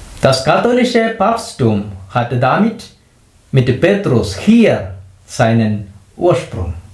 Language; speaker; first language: German; non-native, fluent; Malayalam